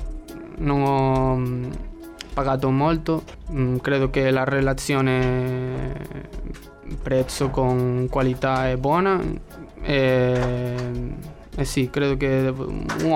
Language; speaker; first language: Italian; non-native, learner; Spanish